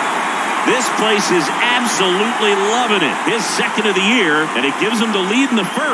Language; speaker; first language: English; native; English